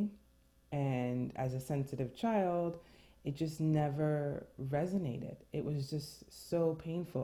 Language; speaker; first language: English; early bilingual, other home language; French